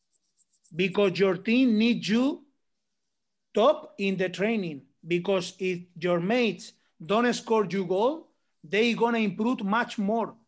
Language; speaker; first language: English; non-native, learner; Spanish